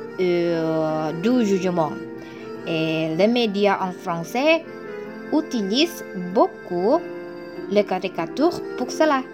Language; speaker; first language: French; non-native, learner; Indonesian